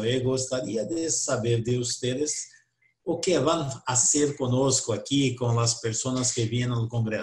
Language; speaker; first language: Spanish; non-native, learner; Portuguese